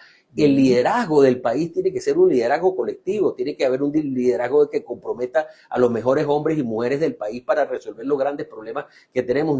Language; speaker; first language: Spanish; native; Spanish